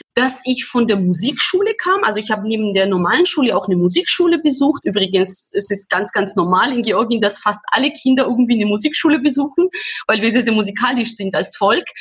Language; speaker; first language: German; non-native, fluent; Georgian